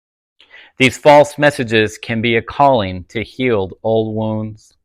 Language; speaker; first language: English; native; English